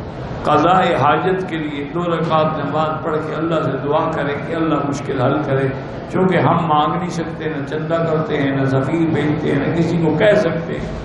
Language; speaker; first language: Urdu; native; Urdu